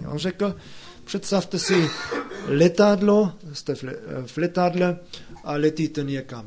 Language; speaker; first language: Czech; non-native, fluent; German